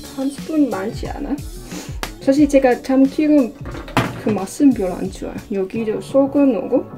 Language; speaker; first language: Korean; non-native, learner; Dutch